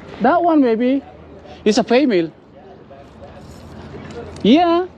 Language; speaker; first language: English; non-native, learner; Filipino